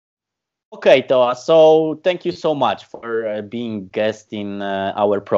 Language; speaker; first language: English; non-native, learner; Polish